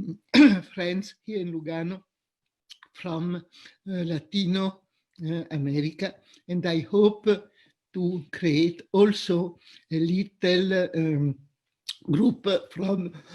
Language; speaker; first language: English; non-native, fluent; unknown